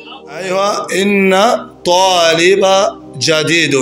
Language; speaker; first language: Arabic; non-native, fluent; Rundi